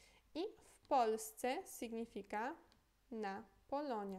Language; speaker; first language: Portuguese; non-native, fluent; Polish